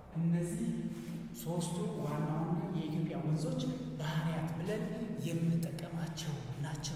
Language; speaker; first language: Amharic; native; Amharic